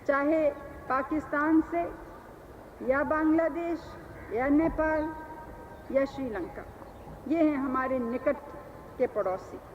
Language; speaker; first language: Hindi; native; Hindi